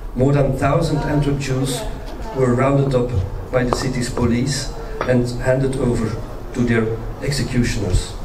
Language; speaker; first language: English; non-native, fluent; Dutch